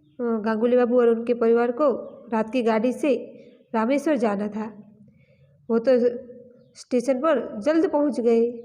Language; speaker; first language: Hindi; non-native, local second language; Gujarati